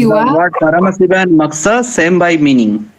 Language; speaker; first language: English; non-native, local second language; Bangla